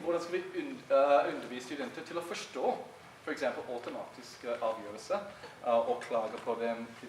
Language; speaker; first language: Norwegian; non-native, fluent; English